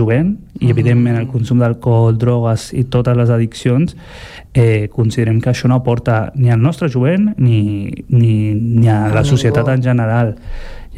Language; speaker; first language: Catalan; non-native, fluent; Berber languages